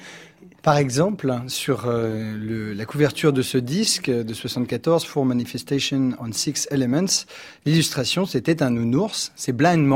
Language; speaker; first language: French; native; French